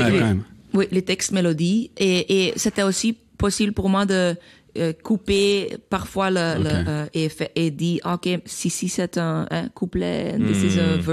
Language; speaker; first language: French; non-native, learner; Dutch